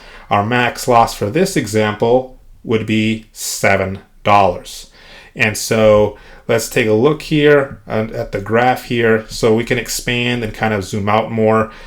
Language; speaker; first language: English; native; English